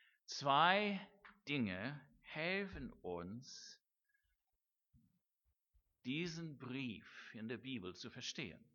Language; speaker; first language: German; non-native, fluent; English